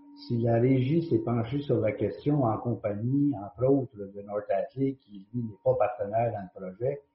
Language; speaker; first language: French; native; French